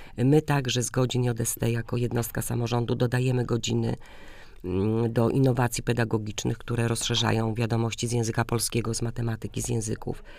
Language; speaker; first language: Polish; native; Polish